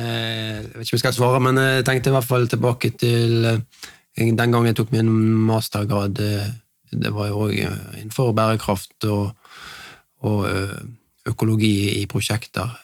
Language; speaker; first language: Norwegian; native; Norwegian